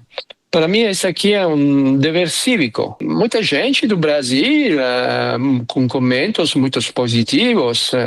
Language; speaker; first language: Portuguese; non-native, fluent; Italian